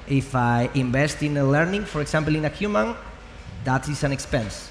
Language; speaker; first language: English; non-native, learner; Spanish